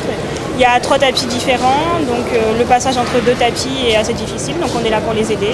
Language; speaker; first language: French; native; French